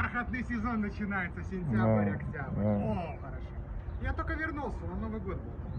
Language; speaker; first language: Russian; native; Russian